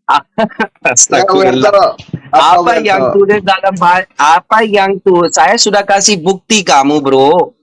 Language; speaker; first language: Indonesian; non-native, fluent; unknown